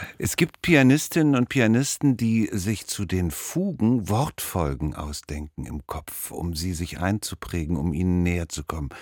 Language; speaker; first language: German; native; German